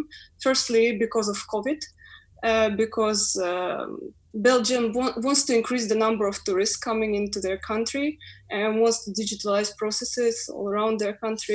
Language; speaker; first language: English; non-native, fluent; Ukrainian